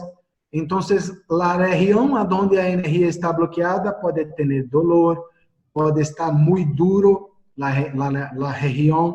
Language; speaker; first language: Spanish; non-native, learner; Portuguese